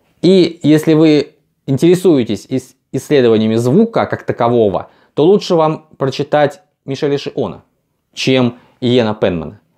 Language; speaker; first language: Russian; native; Russian